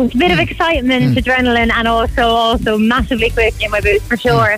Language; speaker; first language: English; native; English